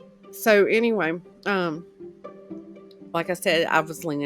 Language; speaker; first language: English; native; English